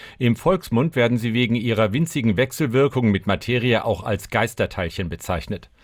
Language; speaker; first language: German; native; German